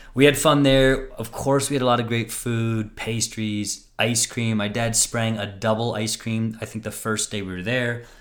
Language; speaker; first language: English; native; English